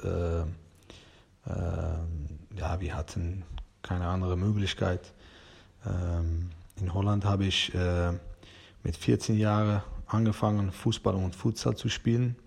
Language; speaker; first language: German; non-native, fluent; Persian